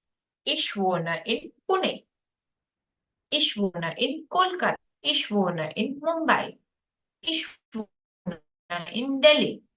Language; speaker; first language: German; non-native, fluent; Hindi